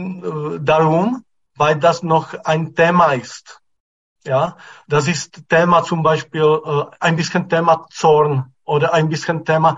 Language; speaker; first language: German; non-native, fluent; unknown